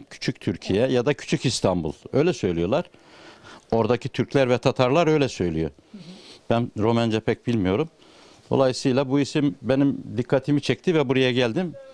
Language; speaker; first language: Turkish; native; Turkish